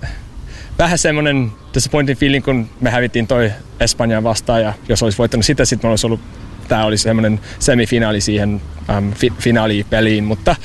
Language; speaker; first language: Finnish; non-native, fluent; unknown